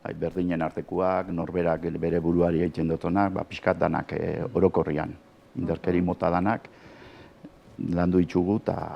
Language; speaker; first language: Basque; native; Basque